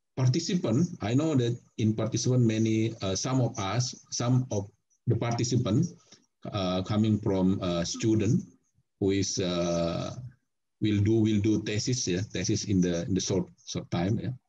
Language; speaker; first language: English; non-native, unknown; Indonesian